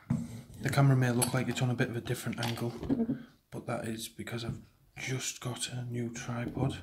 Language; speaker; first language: English; native; English